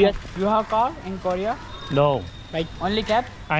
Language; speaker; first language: English; non-native, local second language; Hindi